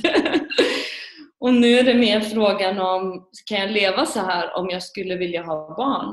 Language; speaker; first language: Swedish; early bilingual, other home language; Persian